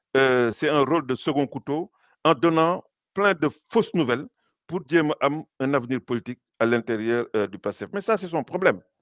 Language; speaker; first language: French; non-native, local second language; Wolof